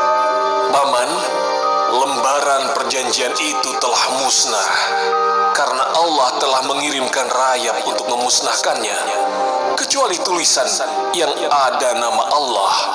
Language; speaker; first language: Indonesian; native; Indonesian